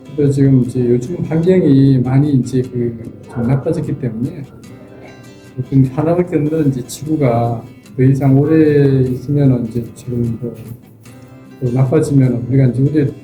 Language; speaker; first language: Korean; native; Korean